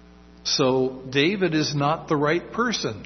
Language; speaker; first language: English; native; English